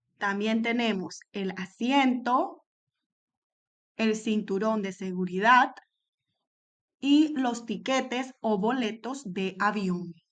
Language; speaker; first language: Spanish; native; Spanish